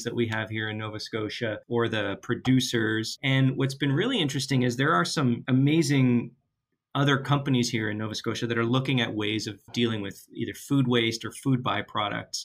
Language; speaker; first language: English; native; English